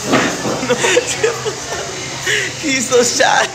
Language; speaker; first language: English; non-native, learner; Thai